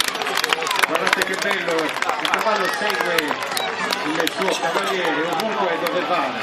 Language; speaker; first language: Italian; native; Italian